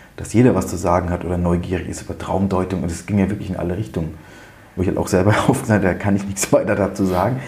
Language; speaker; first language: German; native; German